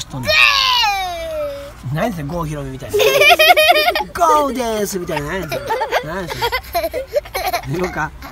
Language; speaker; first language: Japanese; native; Japanese